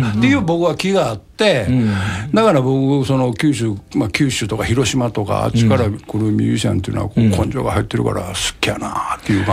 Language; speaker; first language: Japanese; native; Japanese